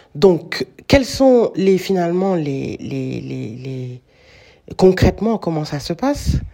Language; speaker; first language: French; non-native, local second language; Wolof